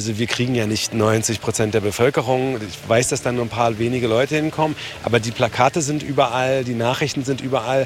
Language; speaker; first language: German; native; German